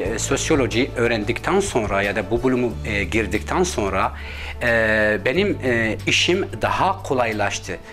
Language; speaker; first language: Turkish; non-native, fluent; Arabic